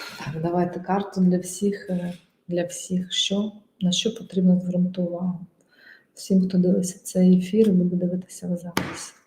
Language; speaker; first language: Ukrainian; non-native, local second language; Russian